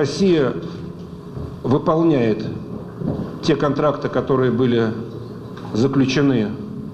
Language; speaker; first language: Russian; non-native, fluent; Armenian